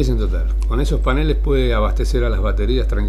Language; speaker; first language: Spanish; native; Spanish